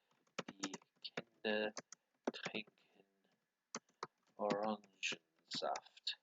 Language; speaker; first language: German; non-native, learner; English